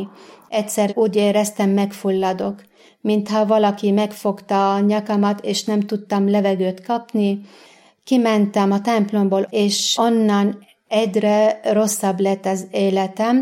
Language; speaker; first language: Hungarian; non-native, fluent; Arabic